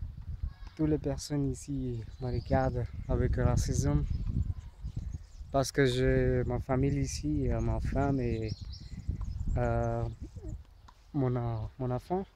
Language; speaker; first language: French; non-native, learner; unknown